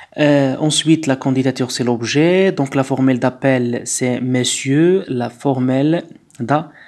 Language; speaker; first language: French; non-native, local second language; Arabic